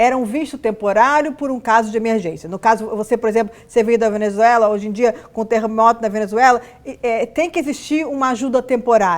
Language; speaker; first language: Portuguese; native; Portuguese